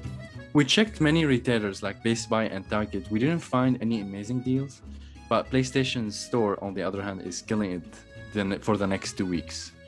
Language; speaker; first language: English; non-native, fluent; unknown